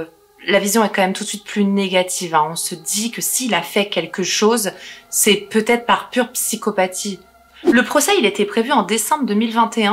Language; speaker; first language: French; native; French